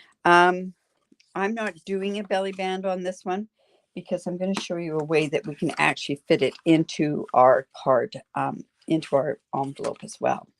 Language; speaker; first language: English; native; English